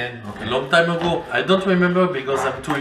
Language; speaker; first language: English; non-native, learner; French